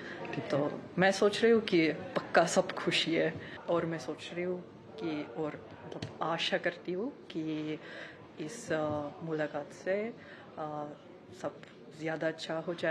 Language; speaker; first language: Hindi; non-native, learner; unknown